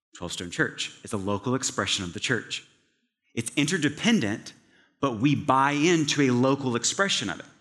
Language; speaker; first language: English; native; English